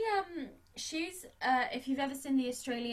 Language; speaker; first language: English; native; English